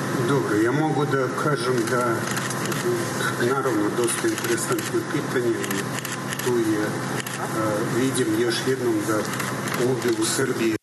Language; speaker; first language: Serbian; non-native, fluent; Russian